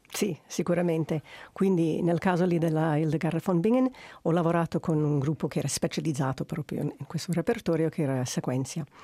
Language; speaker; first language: Italian; non-native, fluent; English